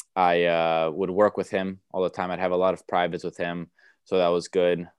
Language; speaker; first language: English; early bilingual, other home language; Romanian